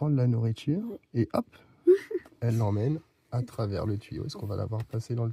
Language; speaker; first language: French; native; French